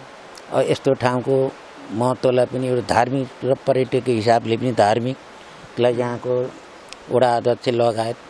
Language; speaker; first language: Nepali; native; Nepali